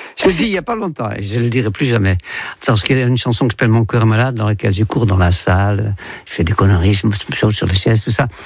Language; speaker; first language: French; non-native, fluent; Dutch